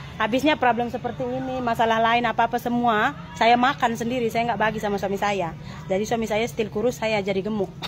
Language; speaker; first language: Indonesian; native; Indonesian